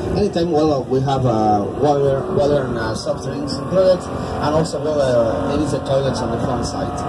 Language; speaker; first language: English; non-native, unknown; Spanish